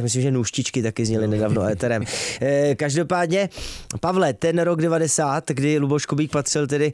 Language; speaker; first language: Czech; native; Czech